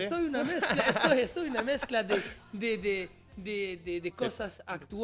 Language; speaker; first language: Spanish; non-native, learner; French